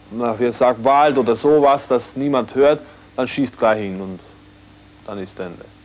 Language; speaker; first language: German; non-native, learner; Hungarian